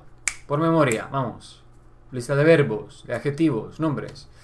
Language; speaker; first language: Spanish; non-native, fluent; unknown